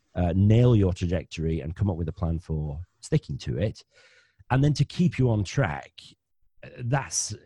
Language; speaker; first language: English; native; English